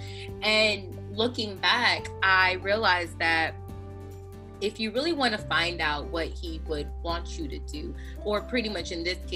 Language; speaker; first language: English; native; English